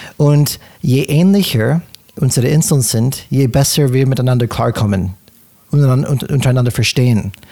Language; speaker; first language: German; non-native, fluent; English